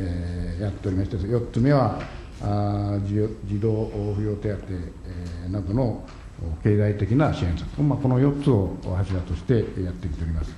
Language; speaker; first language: Japanese; native; Japanese